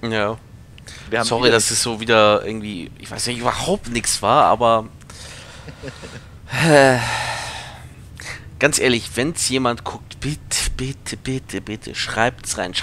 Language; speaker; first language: German; native; German